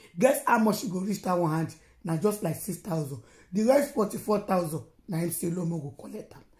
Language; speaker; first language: Nigerian Pidgin; non-native, local second language; Yoruba